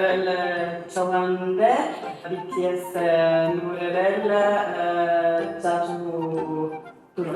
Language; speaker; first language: Korean; non-native, learner; Italian